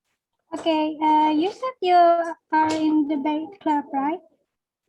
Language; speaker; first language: English; non-native, learner; Indonesian